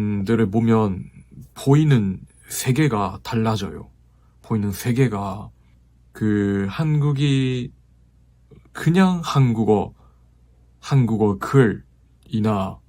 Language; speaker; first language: Korean; non-native, fluent; Japanese